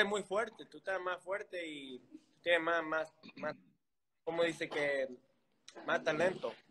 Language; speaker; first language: Spanish; early bilingual, heritage; English